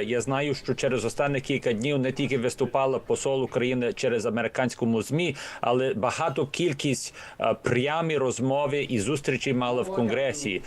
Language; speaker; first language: Ukrainian; early bilingual, heritage; Ukrainian